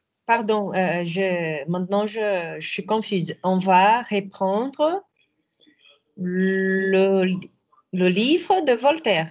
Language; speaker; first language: French; non-native, fluent; Portuguese